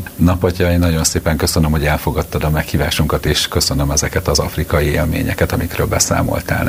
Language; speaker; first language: Hungarian; native; Hungarian